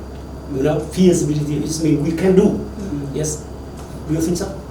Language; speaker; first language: English; non-native, learner; Vietnamese